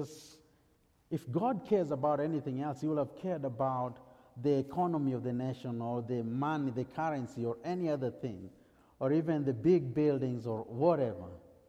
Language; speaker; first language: English; native; English